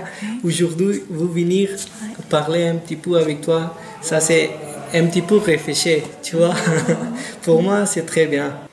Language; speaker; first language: French; non-native, learner; Pashto